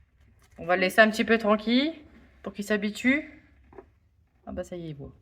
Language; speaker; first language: French; native; French